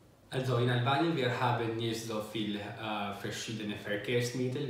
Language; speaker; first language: German; non-native, learner; Albanian